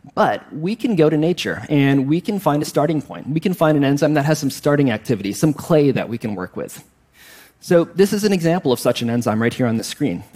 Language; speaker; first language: English; native; English